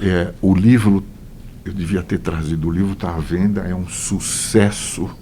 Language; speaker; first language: Portuguese; native; Portuguese